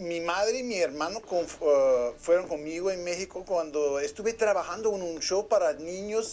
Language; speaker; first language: Spanish; non-native, learner; English